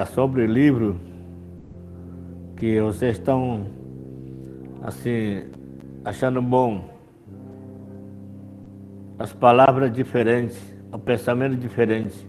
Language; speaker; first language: Portuguese; non-native, local second language; Yanomámi